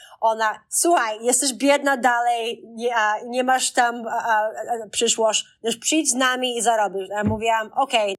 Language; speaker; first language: Polish; early bilingual, heritage; Polish